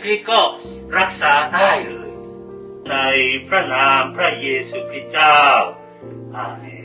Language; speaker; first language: Thai; non-native, fluent; Korean